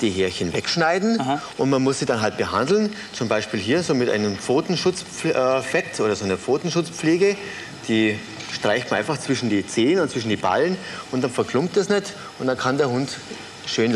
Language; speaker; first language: German; native; German